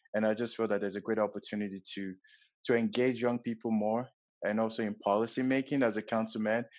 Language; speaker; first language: English; non-native, local second language; Yoruba